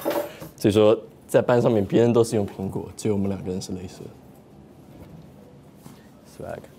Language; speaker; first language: Chinese; native; Chinese